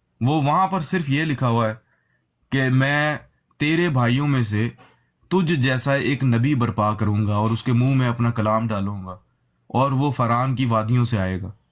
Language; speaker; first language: Urdu; native; Urdu